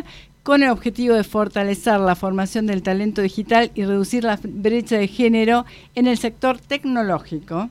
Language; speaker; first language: Spanish; native; Spanish